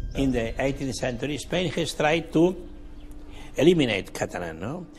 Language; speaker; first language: English; non-native, fluent; Catalan